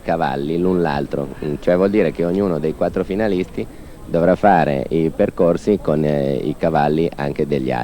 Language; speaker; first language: Italian; native; Italian